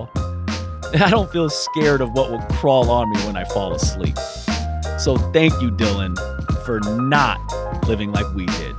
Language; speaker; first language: English; native; English